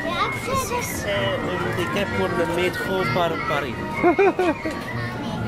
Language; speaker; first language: French; non-native, learner; Dutch